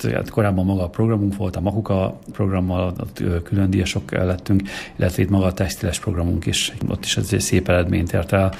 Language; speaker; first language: Hungarian; native; Hungarian